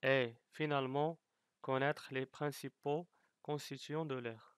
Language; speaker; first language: French; non-native, local second language; Arabic